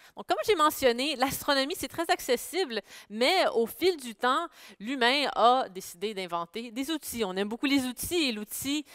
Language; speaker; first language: French; native; French